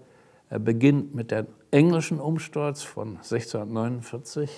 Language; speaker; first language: German; native; German